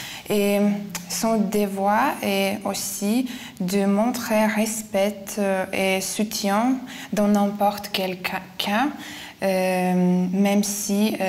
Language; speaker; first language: French; non-native, fluent; Lithuanian